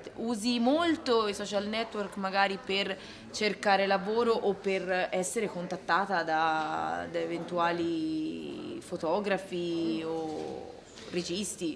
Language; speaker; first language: Italian; native; Italian